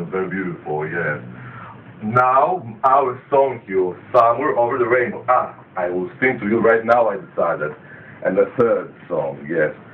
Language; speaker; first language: English; non-native, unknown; Greek